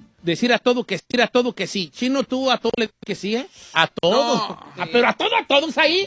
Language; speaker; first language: Spanish; native; Spanish